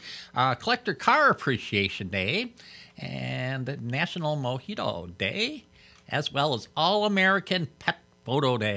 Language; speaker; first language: English; native; English